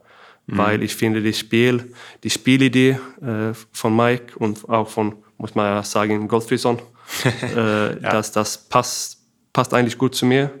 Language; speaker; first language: German; non-native, fluent; Swedish